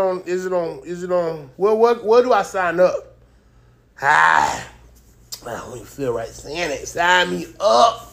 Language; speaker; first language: English; native; English